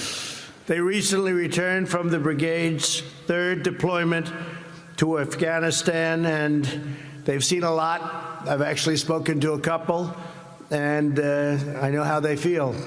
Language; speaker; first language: English; native; English